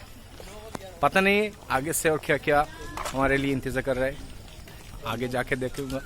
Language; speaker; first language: Hindi; non-native, learner; Bangla